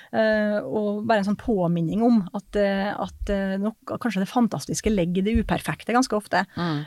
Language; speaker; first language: Norwegian; native; Norwegian